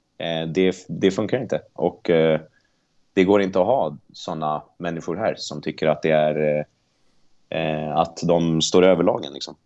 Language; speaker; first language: Swedish; native; Swedish